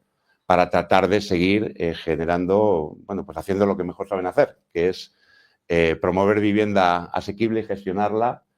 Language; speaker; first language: Spanish; native; Spanish